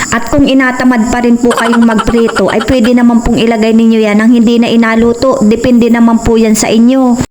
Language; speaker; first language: Filipino; native; Filipino